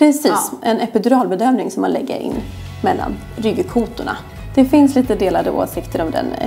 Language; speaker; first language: Swedish; native; Swedish